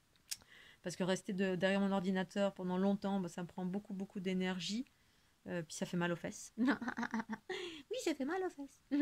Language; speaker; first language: French; native; French